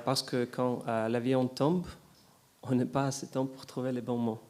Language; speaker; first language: French; non-native, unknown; Ukrainian